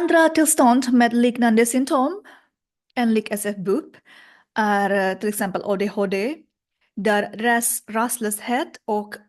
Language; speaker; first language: Swedish; non-native, learner; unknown